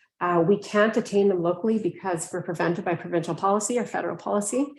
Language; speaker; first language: English; native; English